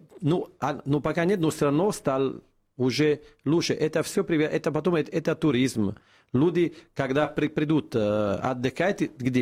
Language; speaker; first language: Russian; non-native, fluent; Italian